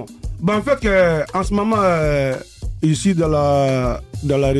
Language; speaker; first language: French; early bilingual, other home language; Soninke